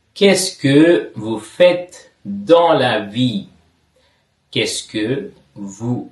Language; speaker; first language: French; non-native, fluent; Tamil